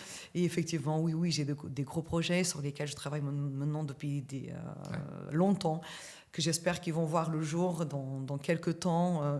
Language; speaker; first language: French; native; French